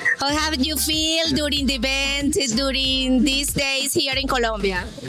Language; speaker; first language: English; non-native, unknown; Spanish